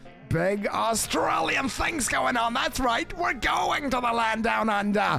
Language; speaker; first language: English; native; English